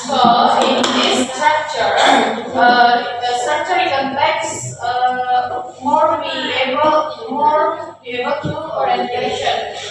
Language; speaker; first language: English; non-native, learner; Indonesian